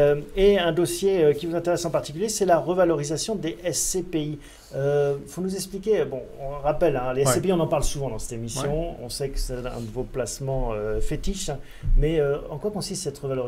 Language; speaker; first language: French; native; French